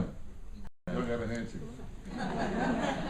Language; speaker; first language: French; non-native, learner; English